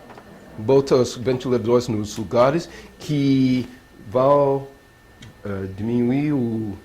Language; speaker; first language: Portuguese; non-native, learner; English